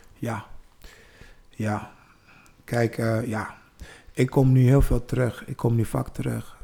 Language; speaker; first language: Dutch; non-native, fluent; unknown